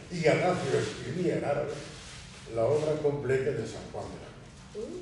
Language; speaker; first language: Spanish; native; Spanish